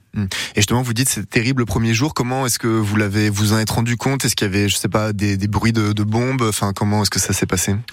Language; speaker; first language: French; native; French